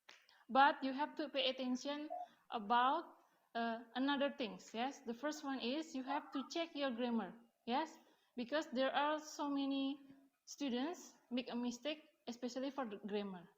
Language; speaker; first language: English; non-native, learner; Indonesian